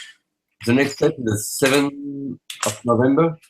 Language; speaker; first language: English; non-native, learner; French